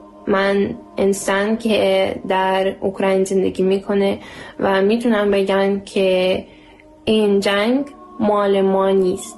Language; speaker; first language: Persian; non-native, learner; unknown